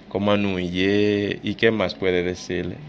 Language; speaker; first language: Spanish; non-native, fluent; Haitian Creole